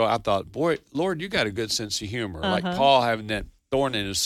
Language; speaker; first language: English; native; English